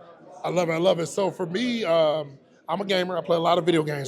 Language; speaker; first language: English; native; English